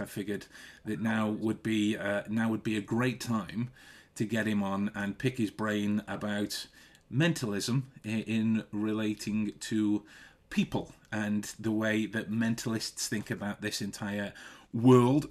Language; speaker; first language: English; native; English